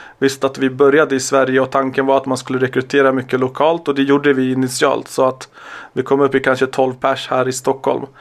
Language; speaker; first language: Swedish; early bilingual, other home language; Serbian